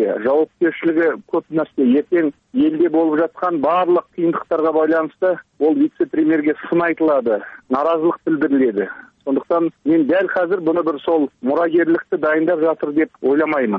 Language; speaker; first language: Kazakh; native; Kazakh